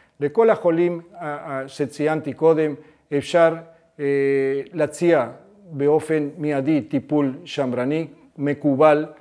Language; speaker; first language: Hebrew; non-native, fluent; Spanish